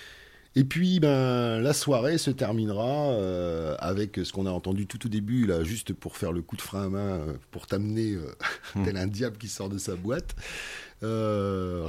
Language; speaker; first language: French; native; French